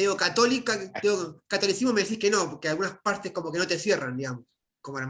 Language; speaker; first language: Spanish; native; Spanish